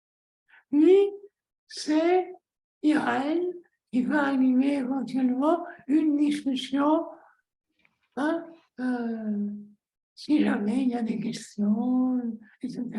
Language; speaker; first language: French; non-native, fluent; Greek